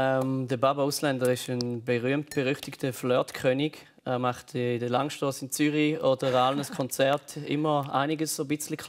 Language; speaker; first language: German; native; German